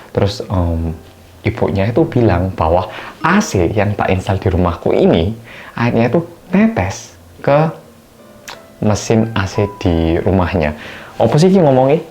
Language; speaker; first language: Indonesian; non-native, fluent; Korean